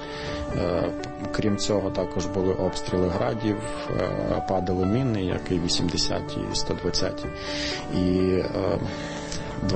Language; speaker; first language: Ukrainian; native; Ukrainian